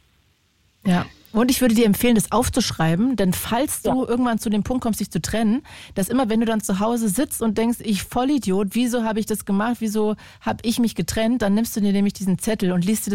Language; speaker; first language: German; native; German